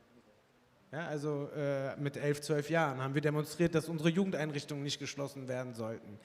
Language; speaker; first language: German; early bilingual, other home language; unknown